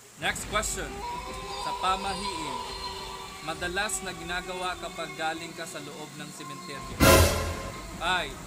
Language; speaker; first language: Filipino; non-native, local second language; Cebuano